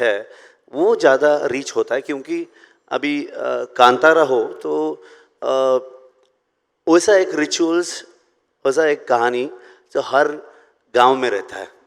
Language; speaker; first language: Hindi; non-native, local second language; Kannada